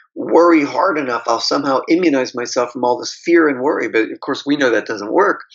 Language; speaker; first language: English; native; English